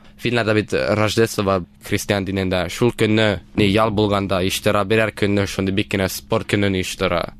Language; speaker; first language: Tatar; early bilingual, heritage; Tatar